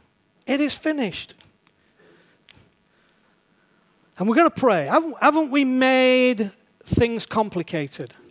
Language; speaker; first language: English; native; English